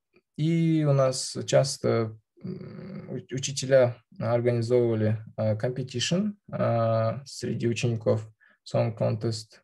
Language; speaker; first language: Russian; non-native, local second language; Kazakh